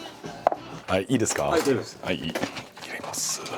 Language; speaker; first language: Japanese; non-native, fluent; English